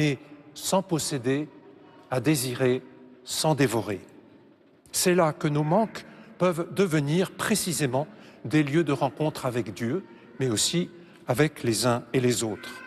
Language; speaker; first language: French; native; French